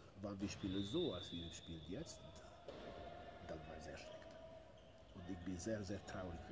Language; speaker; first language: German; non-native, learner; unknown